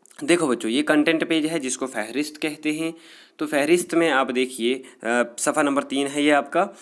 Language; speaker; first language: Urdu; non-native, local second language; Kashmiri